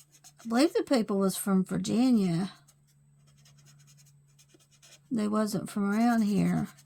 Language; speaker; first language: English; native; English